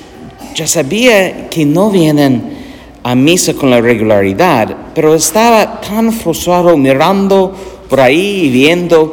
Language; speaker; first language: Spanish; non-native, learner; English